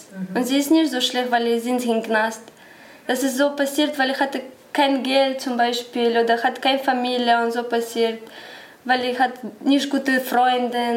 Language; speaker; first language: German; non-native, learner; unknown